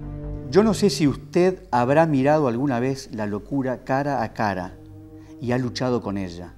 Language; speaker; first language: Spanish; native; Spanish